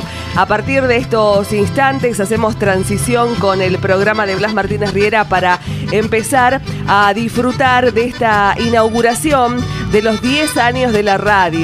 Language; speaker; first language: Spanish; native; Spanish